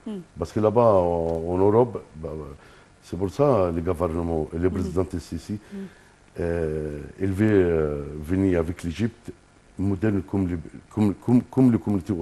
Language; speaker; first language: French; non-native, fluent; Arabic